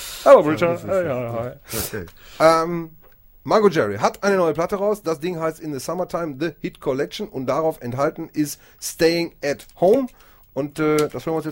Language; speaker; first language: German; native; German